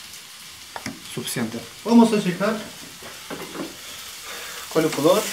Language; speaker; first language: Spanish; non-native, learner; Turkish